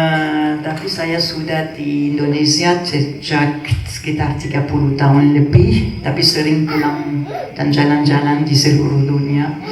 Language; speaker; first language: Indonesian; non-native, fluent; French